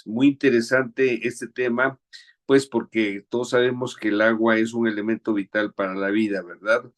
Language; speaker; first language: Spanish; native; Spanish